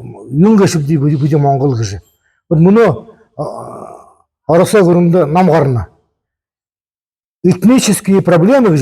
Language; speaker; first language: Mongolian; non-native, learner; Buriat